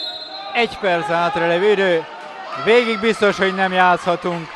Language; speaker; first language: Hungarian; native; Hungarian